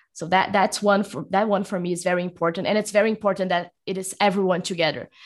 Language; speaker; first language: English; non-native, fluent; Portuguese